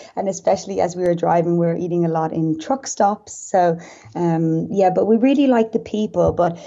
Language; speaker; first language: English; native; English